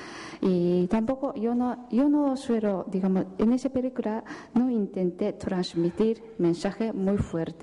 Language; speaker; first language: Spanish; non-native, fluent; Japanese